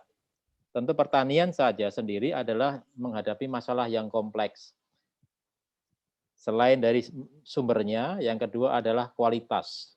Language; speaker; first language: Indonesian; native; Indonesian